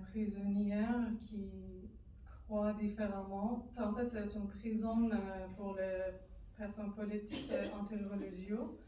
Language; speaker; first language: French; non-native, learner; Persian